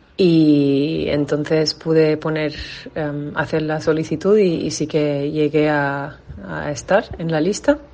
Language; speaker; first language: Spanish; non-native, fluent; English